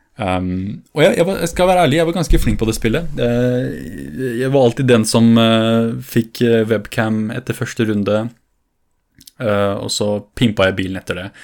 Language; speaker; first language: Norwegian; early bilingual, other home language; Kurdish